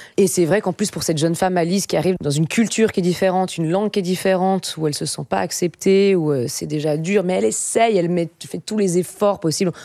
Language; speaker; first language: French; native; French